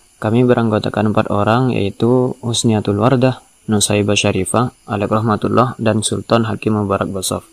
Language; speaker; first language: Indonesian; native; Indonesian